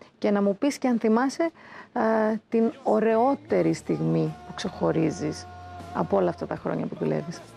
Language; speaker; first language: Greek; native; Greek